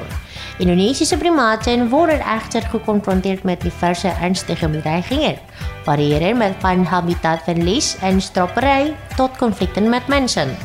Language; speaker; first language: Dutch; non-native, fluent; Indonesian